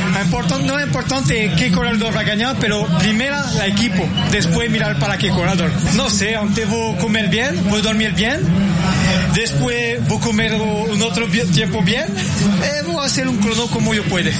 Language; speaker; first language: Portuguese; non-native, learner; Spanish